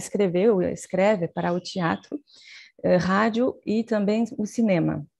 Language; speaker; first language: Portuguese; non-native, fluent; French